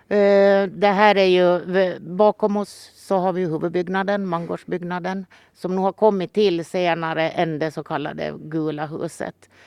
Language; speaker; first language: Swedish; native; Swedish